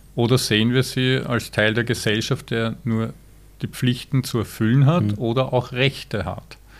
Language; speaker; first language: German; native; German